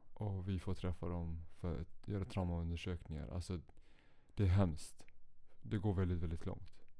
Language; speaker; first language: Swedish; native; Swedish